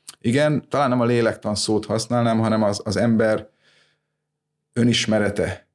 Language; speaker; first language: Hungarian; native; Hungarian